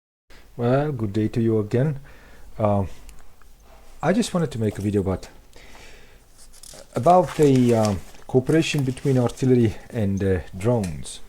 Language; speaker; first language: English; non-native, fluent; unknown